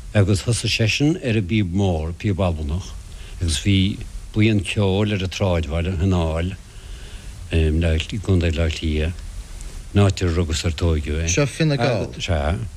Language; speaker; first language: Irish; non-native, local second language; English